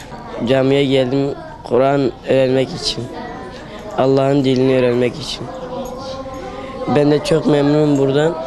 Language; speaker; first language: Turkish; non-native, learner; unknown